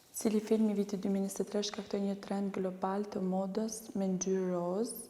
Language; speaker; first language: Albanian; early bilingual, heritage; Albanian